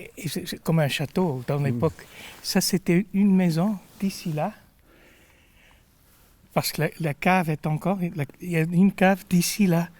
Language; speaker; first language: French; non-native, fluent; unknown